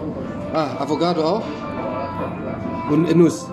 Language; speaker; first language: German; non-native, learner; Arabic